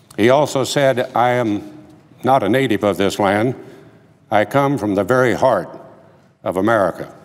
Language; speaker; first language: English; native; English